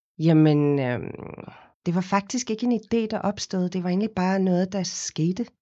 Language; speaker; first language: Danish; non-native, fluent; Afrikaans